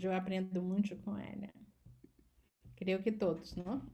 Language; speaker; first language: Portuguese; non-native, learner; Spanish